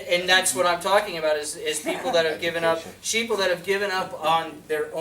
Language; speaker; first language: English; native; English